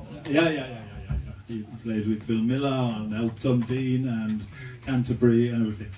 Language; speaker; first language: English; native; English